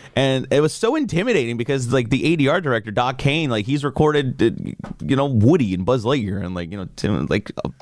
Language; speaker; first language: English; native; English